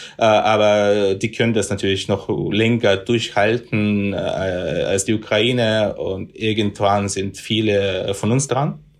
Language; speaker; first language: German; non-native, fluent; Russian